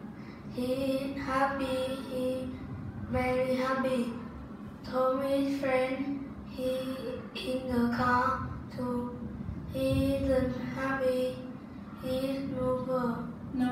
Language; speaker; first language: English; non-native, learner; Vietnamese